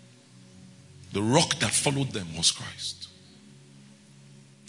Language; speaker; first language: English; non-native, local second language; Bini